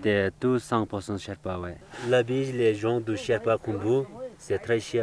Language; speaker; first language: French; non-native, learner; Sherpa